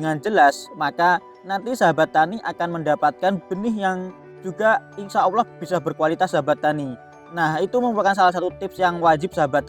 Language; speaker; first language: Indonesian; native; Indonesian